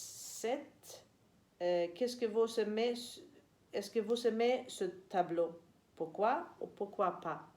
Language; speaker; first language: French; non-native, learner; Swedish